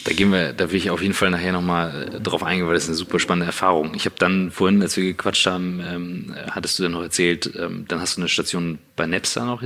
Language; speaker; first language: German; native; German